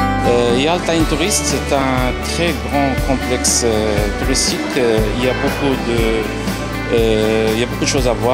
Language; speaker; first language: French; non-native, local second language; Arabic